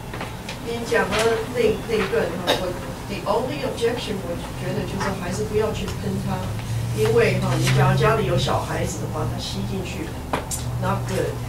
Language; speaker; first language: Chinese; native; Chinese